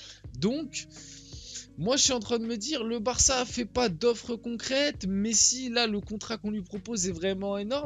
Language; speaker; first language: French; early bilingual, other home language; Portuguese